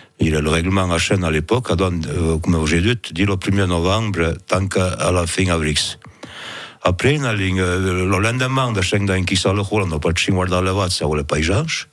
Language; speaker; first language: French; non-native, local second language; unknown